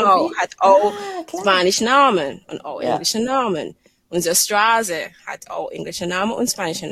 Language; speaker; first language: German; non-native, fluent; English